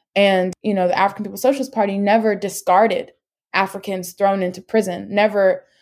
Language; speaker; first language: English; native; English